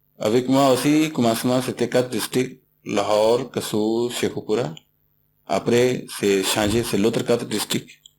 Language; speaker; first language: French; non-native, learner; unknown